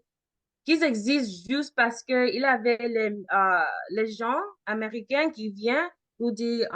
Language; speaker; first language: French; early bilingual, heritage; French